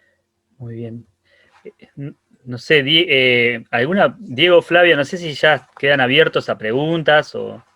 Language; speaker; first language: Spanish; native; Spanish